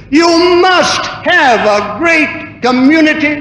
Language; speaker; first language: English; native; English